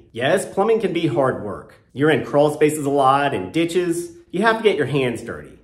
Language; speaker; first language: English; native; English